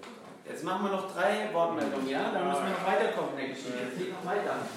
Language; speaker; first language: German; native; German